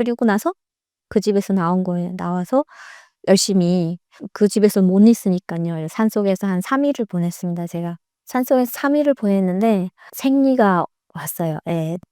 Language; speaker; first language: Korean; native; Korean